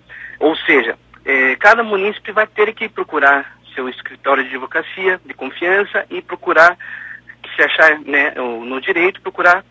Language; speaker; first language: Portuguese; native; Portuguese